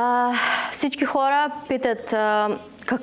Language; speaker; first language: Bulgarian; non-native, learner; Russian